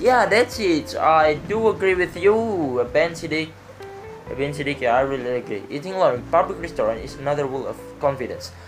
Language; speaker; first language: English; non-native, learner; Indonesian